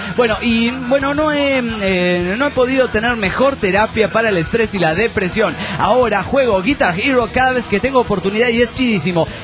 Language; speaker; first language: Spanish; native; Spanish